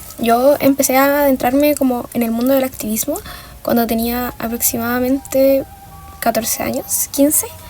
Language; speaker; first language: Spanish; native; Spanish